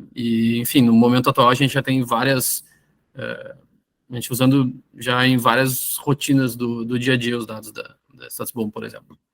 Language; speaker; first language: Portuguese; native; Portuguese